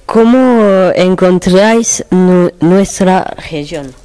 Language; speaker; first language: Spanish; non-native, learner; French